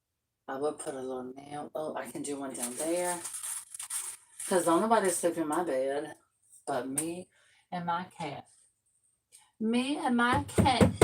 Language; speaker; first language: English; native; English